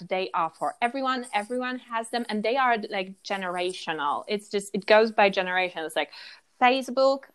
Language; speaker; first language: English; non-native, fluent; Polish